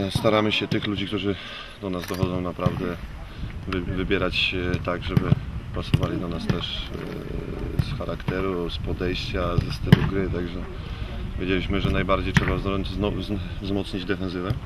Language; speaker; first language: Polish; native; Polish